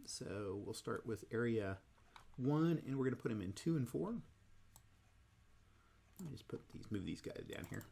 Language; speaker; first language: English; native; English